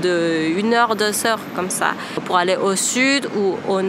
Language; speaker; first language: French; non-native, fluent; Thai